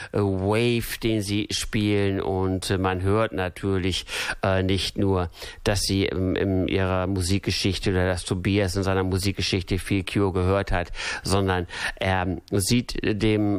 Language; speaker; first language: German; native; German